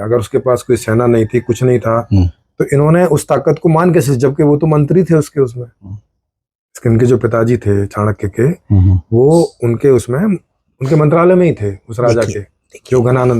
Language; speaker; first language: Hindi; native; Hindi